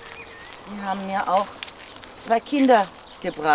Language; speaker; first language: German; native; German